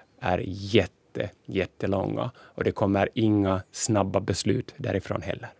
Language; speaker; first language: Swedish; non-native, local second language; Finnish